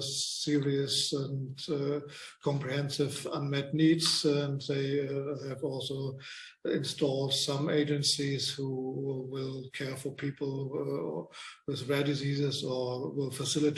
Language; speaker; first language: English; non-native, fluent; German